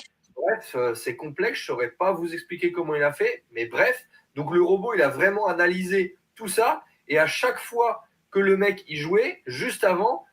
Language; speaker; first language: French; native; French